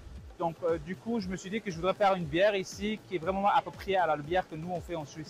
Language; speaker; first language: French; non-native, local second language; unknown